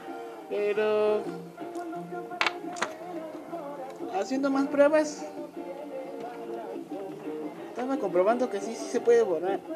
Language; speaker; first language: Spanish; native; Spanish